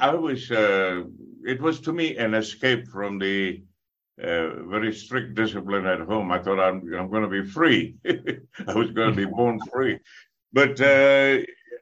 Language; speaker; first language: English; non-native, local second language; Tamil